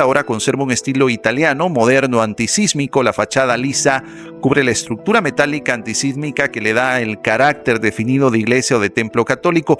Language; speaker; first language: Spanish; native; Spanish